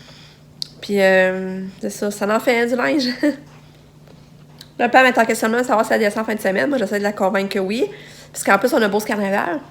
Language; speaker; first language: French; native; French